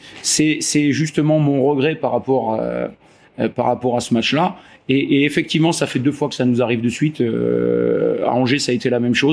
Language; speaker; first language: French; native; French